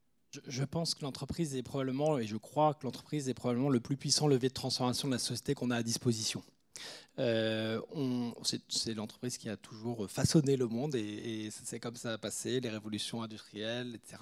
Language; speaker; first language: French; native; French